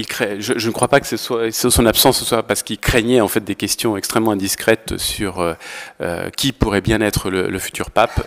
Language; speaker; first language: French; native; French